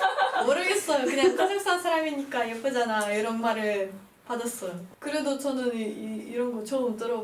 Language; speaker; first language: Korean; non-native, fluent; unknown